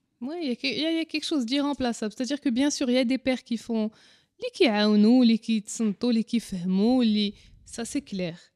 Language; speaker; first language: French; non-native, local second language; Arabic